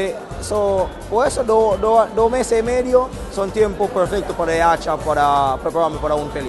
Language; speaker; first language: Spanish; non-native, learner; English